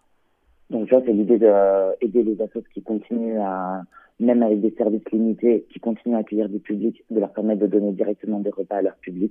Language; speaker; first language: French; native; French